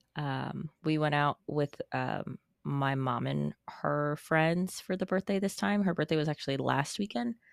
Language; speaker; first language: English; native; English